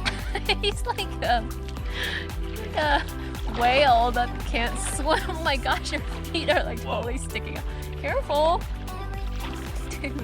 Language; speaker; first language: English; native; English